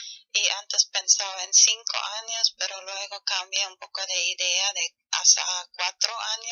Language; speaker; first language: Spanish; non-native, learner; German